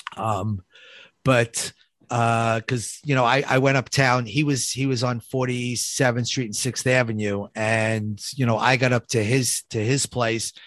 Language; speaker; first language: English; native; English